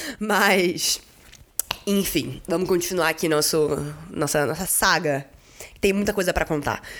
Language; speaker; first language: Portuguese; native; Portuguese